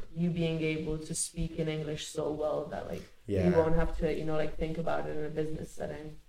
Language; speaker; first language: English; early bilingual, other home language; Hungarian